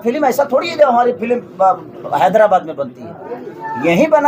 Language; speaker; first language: Hindi; native; Hindi